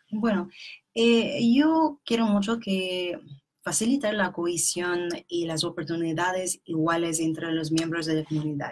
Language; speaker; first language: Spanish; non-native, fluent; English